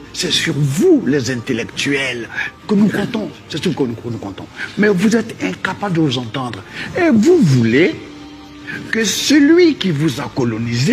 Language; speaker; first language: French; non-native, local second language; Dyula